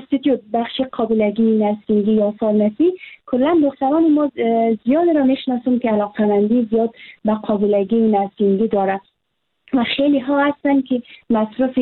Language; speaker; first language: Persian; native; Persian